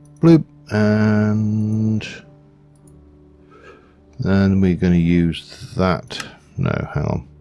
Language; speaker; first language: English; native; English